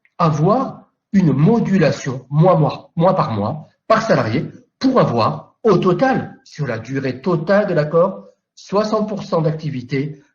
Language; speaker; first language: French; native; French